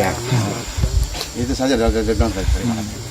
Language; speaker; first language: Indonesian; non-native, local second language; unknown